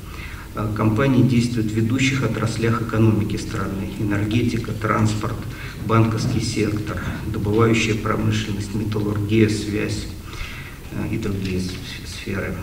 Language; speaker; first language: Russian; native; Russian